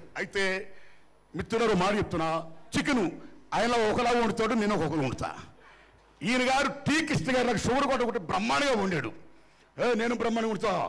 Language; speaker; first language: Telugu; native; Telugu